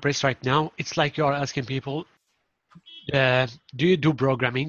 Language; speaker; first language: English; non-native, fluent; Arabic